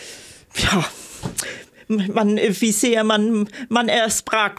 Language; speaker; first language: Swedish; non-native, learner; German